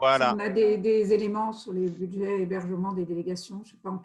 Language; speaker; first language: French; native; French